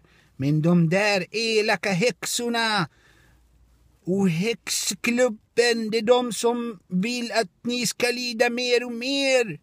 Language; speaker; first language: Swedish; non-native, fluent; Arabic